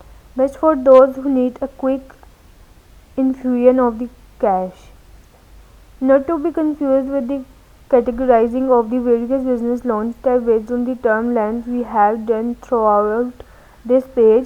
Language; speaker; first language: English; non-native, local second language; Urdu